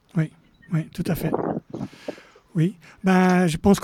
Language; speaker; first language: French; native; French